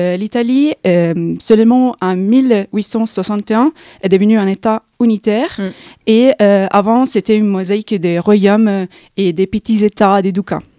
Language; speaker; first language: French; non-native, fluent; Italian